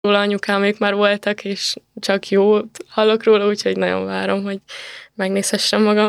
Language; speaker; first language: Hungarian; native; Hungarian